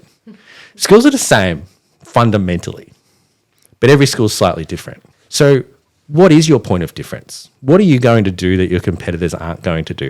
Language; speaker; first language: English; native; English